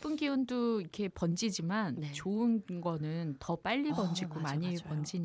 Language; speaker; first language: Korean; native; Korean